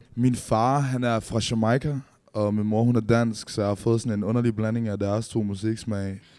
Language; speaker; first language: Danish; native; Danish